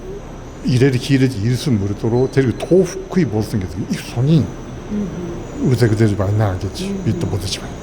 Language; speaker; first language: Mongolian; non-native, fluent; Japanese